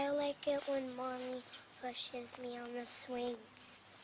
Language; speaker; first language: English; native; English